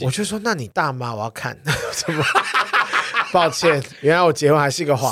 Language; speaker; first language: Chinese; native; Chinese